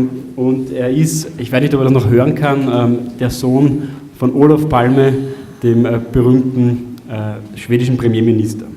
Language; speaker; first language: German; native; German